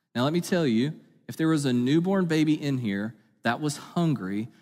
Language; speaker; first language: English; native; English